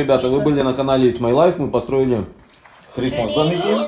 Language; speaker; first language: Russian; native; Russian